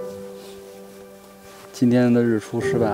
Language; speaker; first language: Chinese; native; Chinese